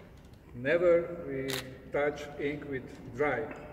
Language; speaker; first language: English; non-native, learner; Slovak